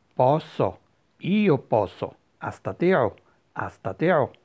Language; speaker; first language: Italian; non-native, fluent; Arabic